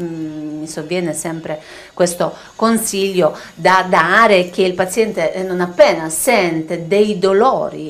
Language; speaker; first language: Italian; native; Italian